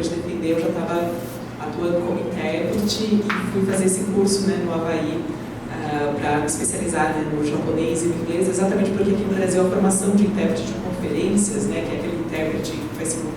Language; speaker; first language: Portuguese; native; Portuguese